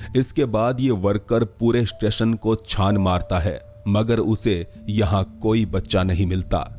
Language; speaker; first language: Hindi; native; Hindi